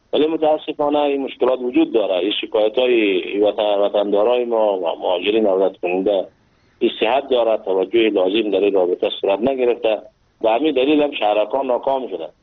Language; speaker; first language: Persian; native; Persian